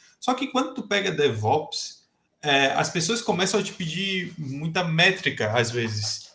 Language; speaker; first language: Portuguese; native; Portuguese